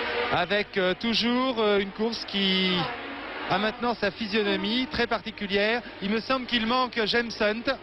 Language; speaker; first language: French; native; French